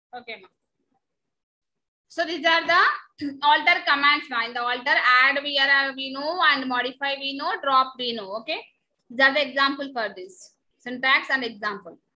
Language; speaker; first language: English; non-native, local second language; Telugu